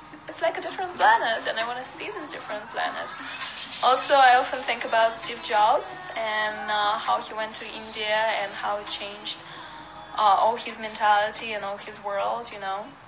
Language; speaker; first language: English; non-native, fluent; Russian